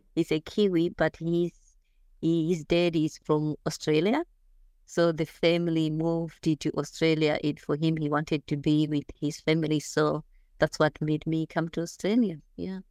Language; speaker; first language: English; non-native, local second language; Shona